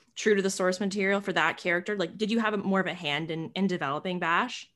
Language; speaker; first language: English; native; English